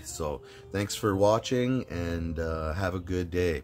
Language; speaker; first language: English; native; English